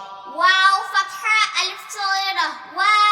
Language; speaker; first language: Arabic; non-native, learner; Bangla